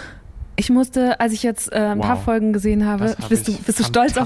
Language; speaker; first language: German; native; German